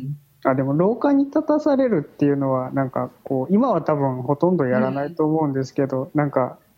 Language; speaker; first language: Japanese; native; Japanese